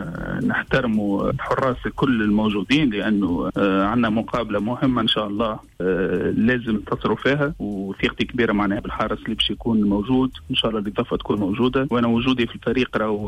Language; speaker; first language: Arabic; native; Arabic